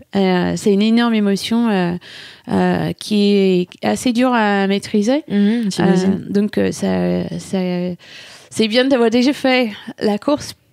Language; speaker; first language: French; non-native, fluent; English